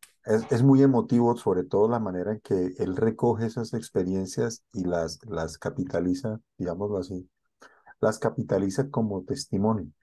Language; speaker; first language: Spanish; native; Spanish